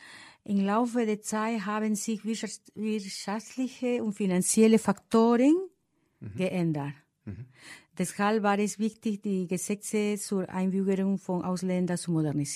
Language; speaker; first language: German; non-native, fluent; Spanish